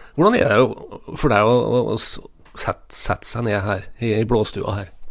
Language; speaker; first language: Norwegian; native; Norwegian